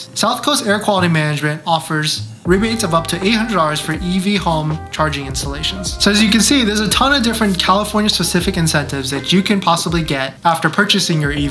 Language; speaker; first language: English; native; English